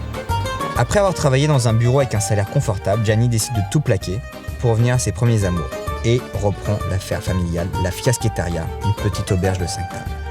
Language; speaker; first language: French; native; French